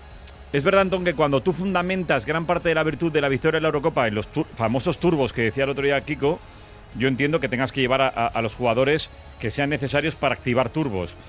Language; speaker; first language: Spanish; native; Spanish